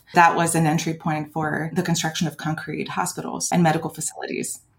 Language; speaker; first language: English; early bilingual, other home language; Lithuanian